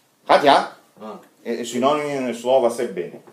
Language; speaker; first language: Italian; non-native, fluent; Russian